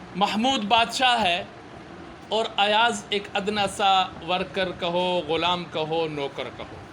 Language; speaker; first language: Urdu; non-native, local second language; Punjabi